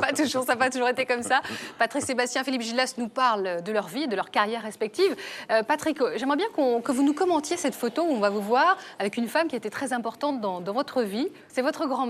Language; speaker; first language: French; native; French